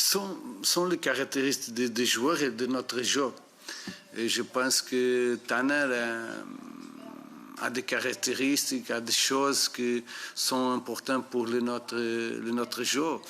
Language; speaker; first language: French; non-native, fluent; Portuguese